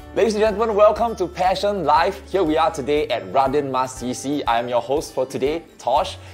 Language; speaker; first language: English; native; English